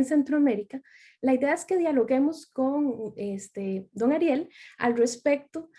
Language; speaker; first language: Spanish; native; Spanish